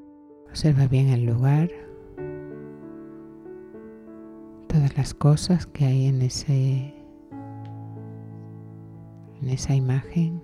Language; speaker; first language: Spanish; native; Spanish